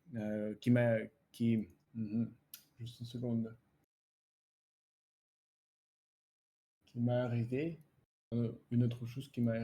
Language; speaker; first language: French; non-native, learner; Russian